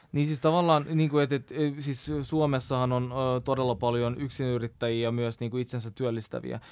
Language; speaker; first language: Finnish; early bilingual, other home language; Turkish